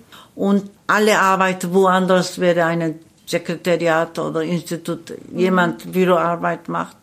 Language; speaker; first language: German; non-native, learner; Korean